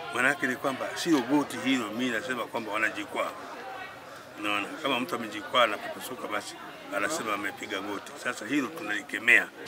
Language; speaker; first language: Swahili; non-native, local second language; Sukuma